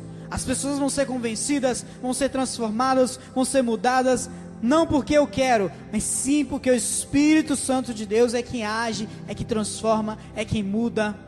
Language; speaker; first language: Portuguese; native; Portuguese